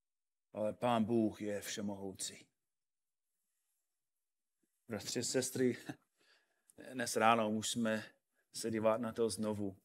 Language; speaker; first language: Czech; non-native, fluent; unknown